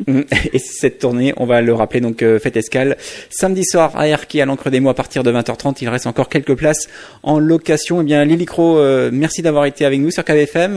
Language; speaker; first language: French; native; French